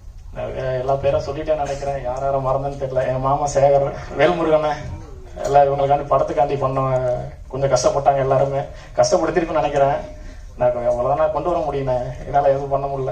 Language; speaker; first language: Tamil; native; Tamil